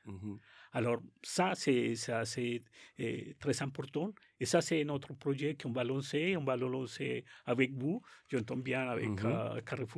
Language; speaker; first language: French; non-native, learner; Spanish